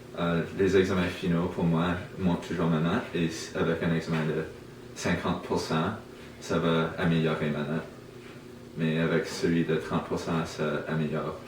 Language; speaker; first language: French; non-native, local second language; English